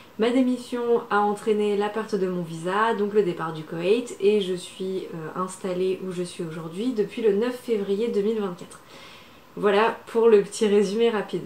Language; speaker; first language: French; native; French